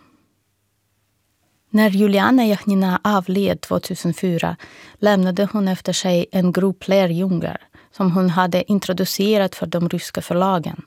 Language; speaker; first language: Swedish; non-native, fluent; Russian